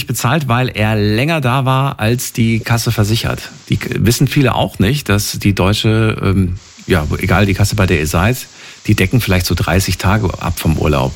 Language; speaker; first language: German; native; German